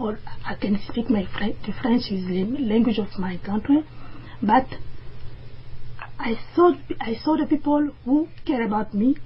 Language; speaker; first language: English; non-native, learner; French